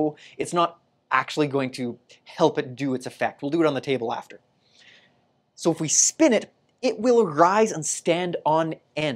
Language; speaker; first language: English; native; English